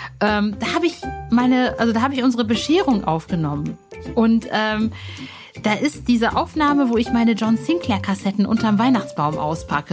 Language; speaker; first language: German; native; German